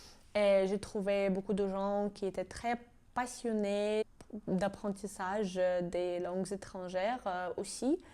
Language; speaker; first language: French; non-native, fluent; Georgian